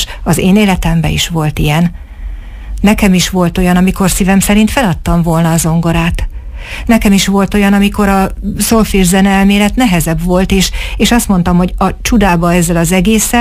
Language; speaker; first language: Hungarian; native; Hungarian